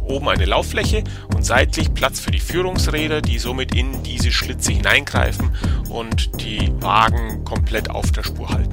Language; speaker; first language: German; native; German